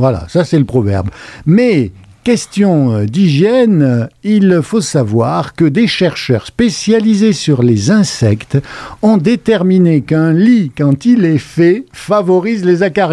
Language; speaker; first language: French; native; French